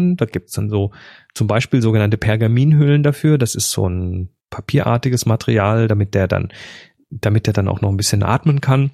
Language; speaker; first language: German; native; German